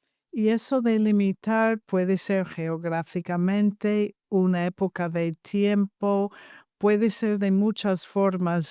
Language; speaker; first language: Spanish; non-native, fluent; English